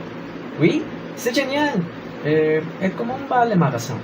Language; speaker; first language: French; non-native, learner; Spanish